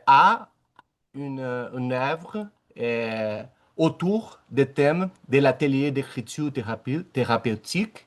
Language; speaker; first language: French; non-native, learner; Portuguese